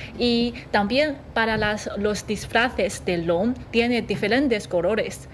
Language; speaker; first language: Spanish; non-native, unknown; Chinese